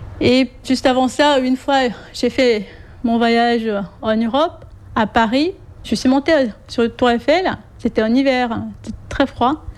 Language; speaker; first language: French; non-native, fluent; Korean